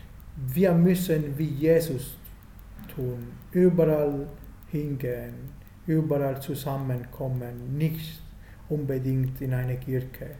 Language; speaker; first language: German; non-native, fluent; Italian